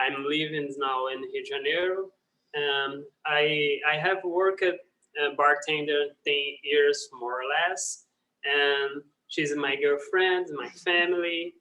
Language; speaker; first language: English; non-native, learner; Portuguese